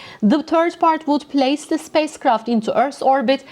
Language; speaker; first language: English; non-native, fluent; Turkish